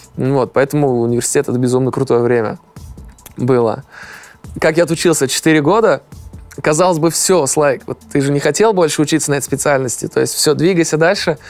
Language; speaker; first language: Russian; native; Russian